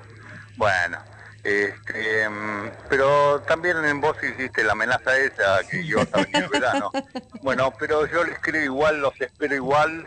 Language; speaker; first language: Spanish; native; Spanish